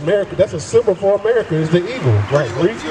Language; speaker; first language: English; native; English